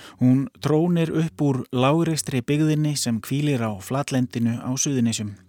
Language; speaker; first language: Icelandic; native; Icelandic